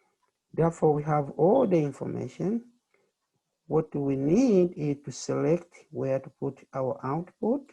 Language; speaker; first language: English; non-native, fluent; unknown